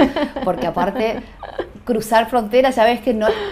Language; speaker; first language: Spanish; native; Spanish